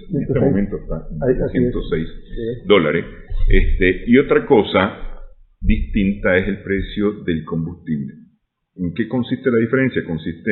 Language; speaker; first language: Spanish; native; Spanish